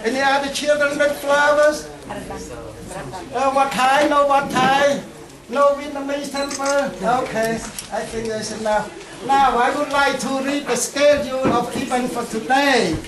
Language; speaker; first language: English; non-native, fluent; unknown